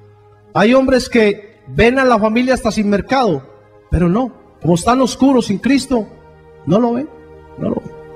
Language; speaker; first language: Spanish; native; Spanish